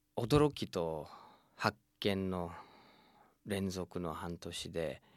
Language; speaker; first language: Japanese; non-native, fluent; English